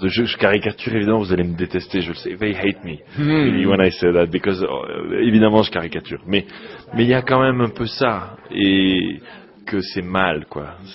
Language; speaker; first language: French; native; French